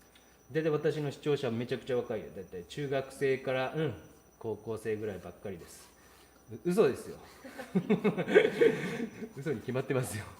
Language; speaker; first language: Japanese; native; Japanese